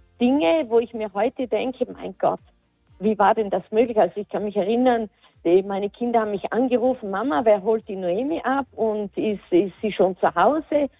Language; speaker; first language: German; native; German